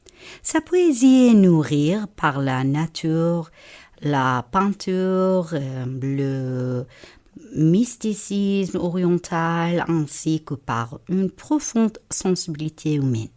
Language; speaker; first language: French; non-native, fluent; Persian